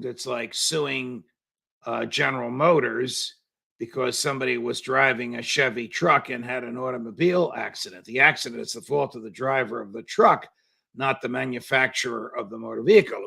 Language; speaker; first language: English; native; English